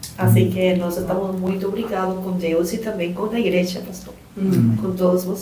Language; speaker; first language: Portuguese; non-native, learner; Spanish